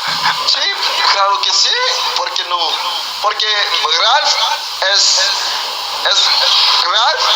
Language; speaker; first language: Spanish; non-native, learner; Haitian Creole